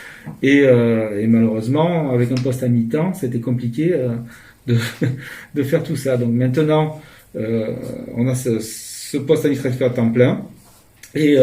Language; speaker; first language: French; native; French